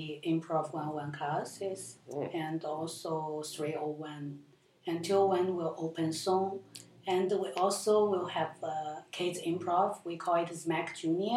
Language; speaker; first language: English; non-native, learner; Chinese